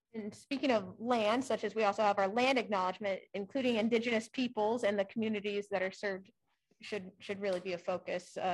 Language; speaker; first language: English; native; English